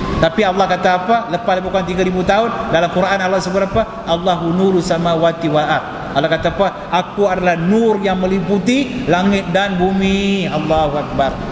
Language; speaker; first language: Malay; non-native, local second language; Tamil